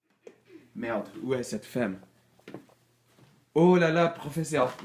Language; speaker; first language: French; non-native, learner; English